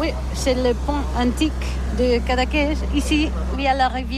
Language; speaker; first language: French; non-native, learner; Catalan